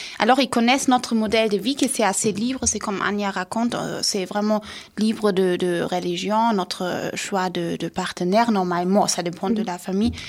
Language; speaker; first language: French; non-native, fluent; German